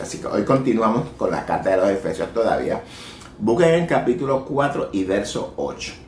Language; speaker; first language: Spanish; native; Spanish